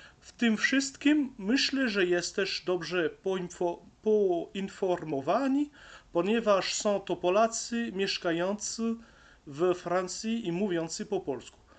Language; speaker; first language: Polish; non-native, learner; French